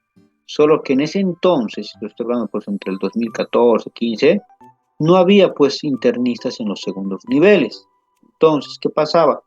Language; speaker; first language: Spanish; native; Spanish